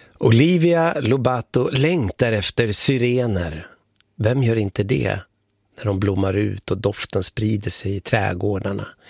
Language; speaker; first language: Swedish; native; Swedish